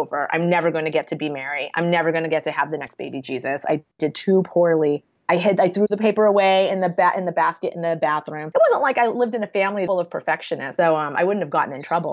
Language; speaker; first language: English; native; English